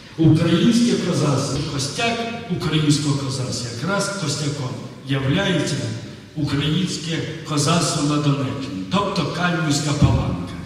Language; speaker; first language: Ukrainian; native; Ukrainian